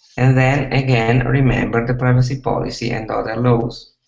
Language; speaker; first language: English; non-native, fluent; Italian